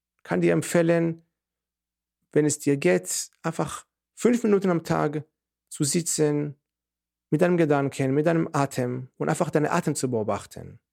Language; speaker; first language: German; non-native, fluent; Hebrew